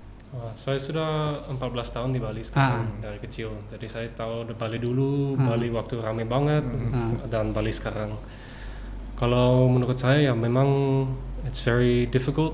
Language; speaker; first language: Indonesian; early bilingual, other home language; English